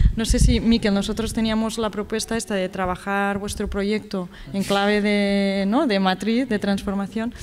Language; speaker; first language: Spanish; non-native, local second language; Catalan